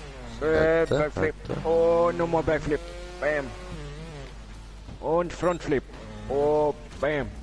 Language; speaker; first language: German; native; German